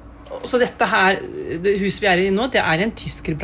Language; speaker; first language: Norwegian; native; Norwegian